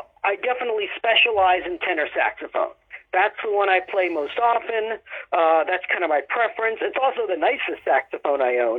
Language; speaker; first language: English; native; English